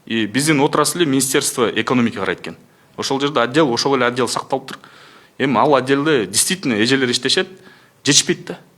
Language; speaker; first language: Russian; non-native, local second language; Kyrgyz